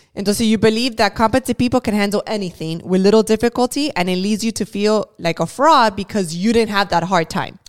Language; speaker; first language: English; early bilingual, other home language; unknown